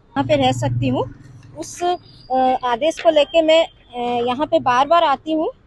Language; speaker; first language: Hindi; non-native, local second language; Odia